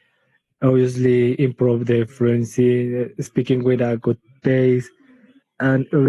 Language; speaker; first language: English; non-native, learner; Spanish